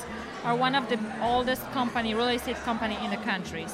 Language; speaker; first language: English; non-native, fluent; Polish